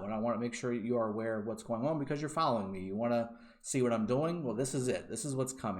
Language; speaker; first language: English; native; English